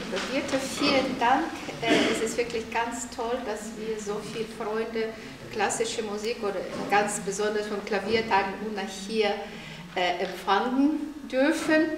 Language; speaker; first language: German; non-native, fluent; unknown